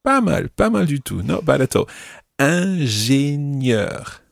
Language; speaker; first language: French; non-native, fluent; English